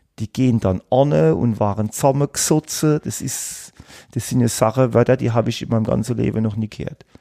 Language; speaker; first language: German; native; German